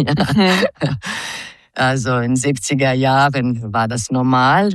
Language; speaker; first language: German; non-native, fluent; Croatian